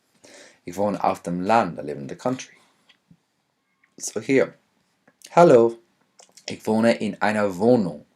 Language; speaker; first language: German; non-native, fluent; English